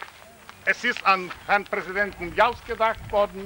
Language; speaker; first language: German; non-native, fluent; Ukrainian